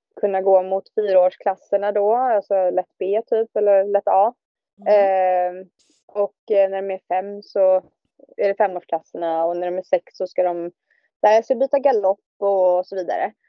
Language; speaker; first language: Swedish; native; Swedish